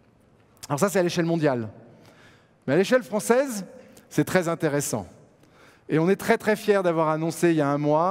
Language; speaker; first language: French; native; French